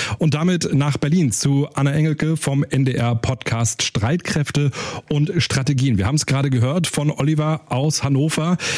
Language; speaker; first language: German; native; German